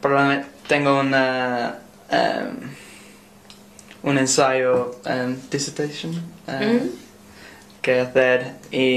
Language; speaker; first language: Spanish; non-native, learner; English